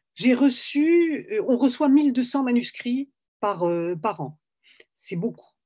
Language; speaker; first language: French; native; French